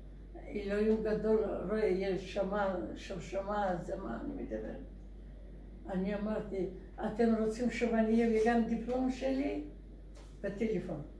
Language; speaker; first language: Hebrew; non-native, learner; Russian